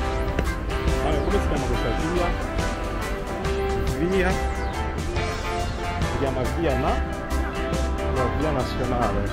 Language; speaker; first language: Italian; non-native, learner; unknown